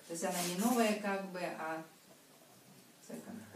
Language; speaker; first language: Russian; native; Russian